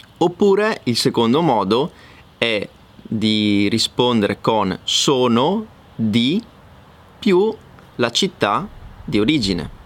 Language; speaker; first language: Italian; native; Italian